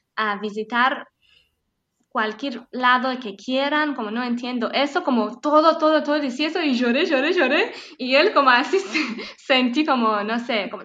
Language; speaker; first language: Spanish; non-native, fluent; Persian